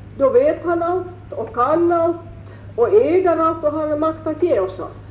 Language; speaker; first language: Swedish; native; Swedish